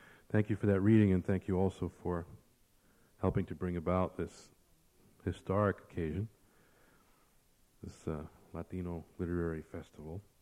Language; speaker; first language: English; early bilingual, other home language; Spanish